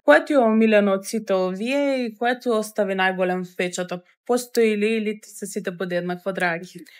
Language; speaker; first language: Macedonian; native; Macedonian